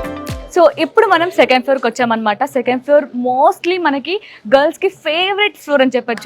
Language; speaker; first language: Telugu; native; Telugu